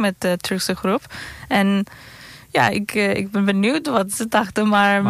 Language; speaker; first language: Dutch; non-native, learner; Turkish